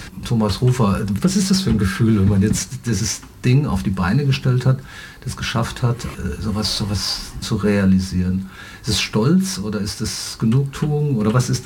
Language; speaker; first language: German; native; German